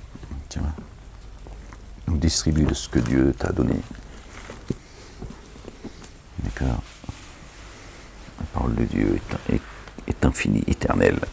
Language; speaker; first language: French; native; French